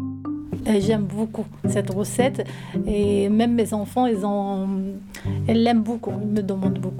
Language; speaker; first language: French; non-native, learner; Arabic